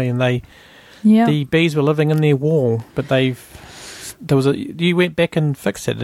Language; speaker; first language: English; native; English